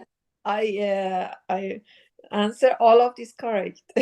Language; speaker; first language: English; non-native, learner; Persian